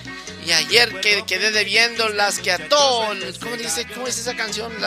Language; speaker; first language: Spanish; native; Spanish